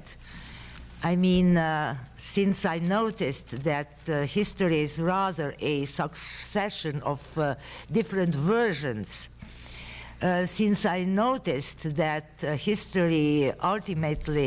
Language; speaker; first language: English; non-native, fluent; Romanian